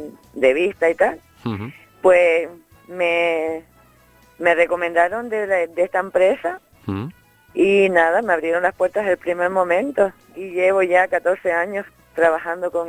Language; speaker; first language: Spanish; native; Spanish